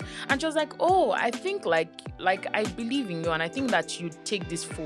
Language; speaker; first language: English; non-native, local second language; Yoruba